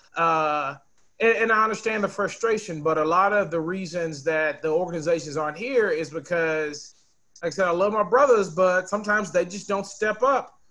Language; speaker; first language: English; native; English